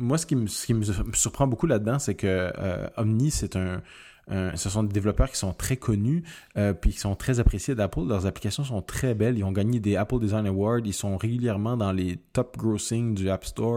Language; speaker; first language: French; native; French